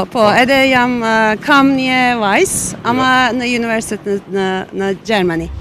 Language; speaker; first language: Albanian; non-native, learner; Turkish